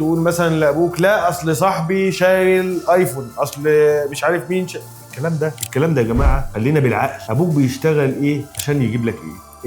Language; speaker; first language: Arabic; native; Arabic